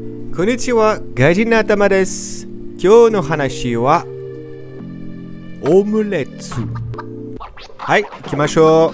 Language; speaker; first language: Japanese; non-native, learner; French